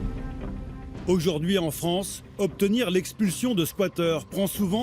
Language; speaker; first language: French; native; French